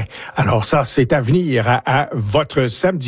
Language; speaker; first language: French; native; French